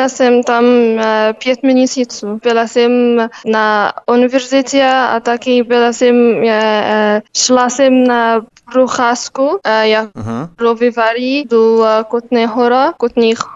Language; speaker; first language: Czech; non-native, learner; Arabic